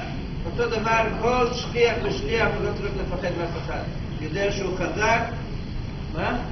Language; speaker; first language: Hebrew; non-native, fluent; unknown